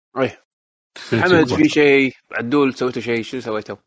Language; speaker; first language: Arabic; native; Arabic